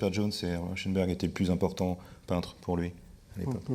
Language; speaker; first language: French; native; French